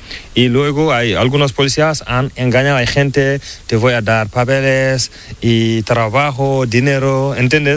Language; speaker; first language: Spanish; non-native, learner; Fula